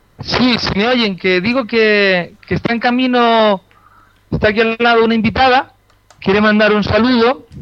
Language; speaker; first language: Spanish; native; Spanish